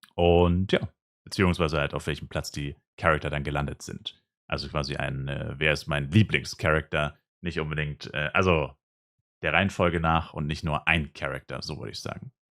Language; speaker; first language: German; native; German